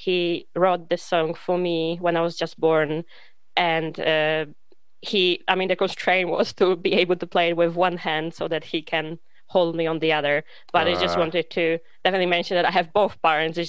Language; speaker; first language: English; non-native, fluent; Polish